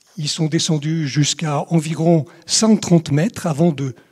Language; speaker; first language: French; native; French